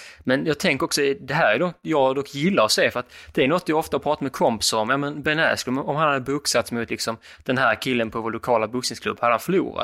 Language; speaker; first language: Swedish; native; Swedish